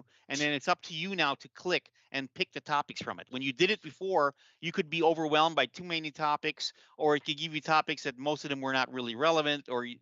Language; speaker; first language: English; native; English